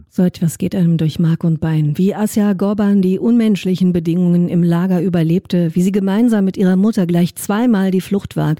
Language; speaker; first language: German; native; German